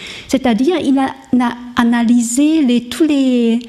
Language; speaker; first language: French; non-native, learner; Chinese